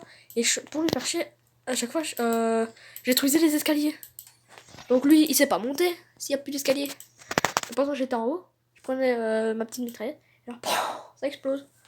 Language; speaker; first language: French; native; French